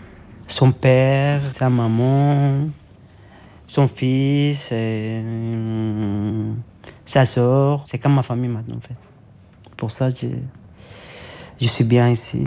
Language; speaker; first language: French; non-native, learner; Arabic